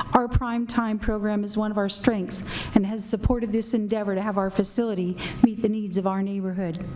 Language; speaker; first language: English; native; English